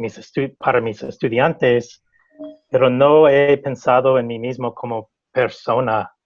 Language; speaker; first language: Spanish; non-native, fluent; English